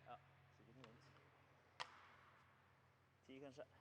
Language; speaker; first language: Norwegian; native; Norwegian